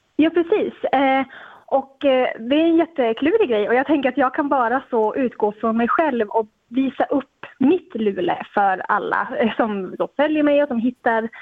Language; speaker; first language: Swedish; native; Swedish